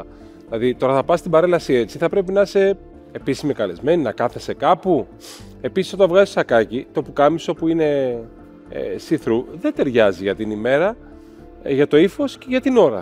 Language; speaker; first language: Greek; native; Greek